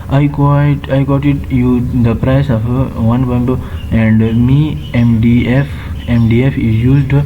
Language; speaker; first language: English; non-native, local second language; Urdu